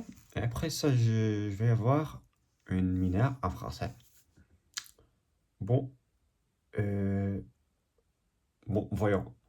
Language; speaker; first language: French; non-native, learner; English